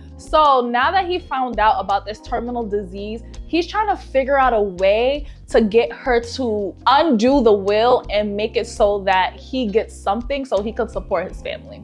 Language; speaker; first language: English; native; English